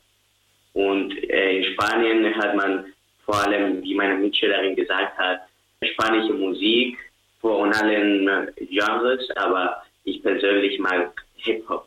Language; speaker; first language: German; non-native, fluent; Spanish